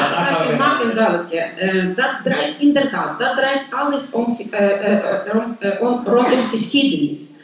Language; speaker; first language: Dutch; non-native, learner; Ukrainian